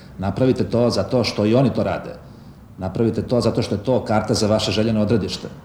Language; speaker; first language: Serbian; native; Serbian